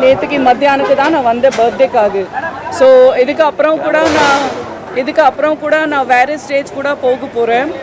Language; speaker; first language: Tamil; non-native, fluent; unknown